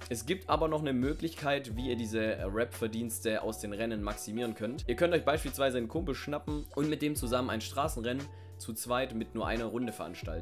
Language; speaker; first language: German; native; German